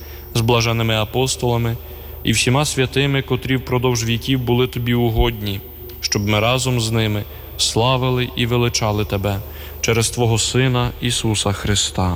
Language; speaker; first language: Ukrainian; native; Ukrainian